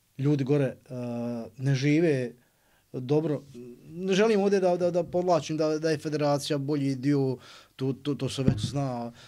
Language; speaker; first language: Croatian; native; Croatian